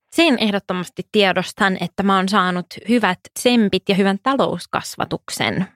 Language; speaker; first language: Finnish; non-native, local second language; Swedish